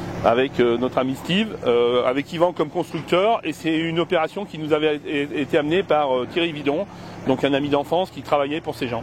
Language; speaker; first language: French; native; French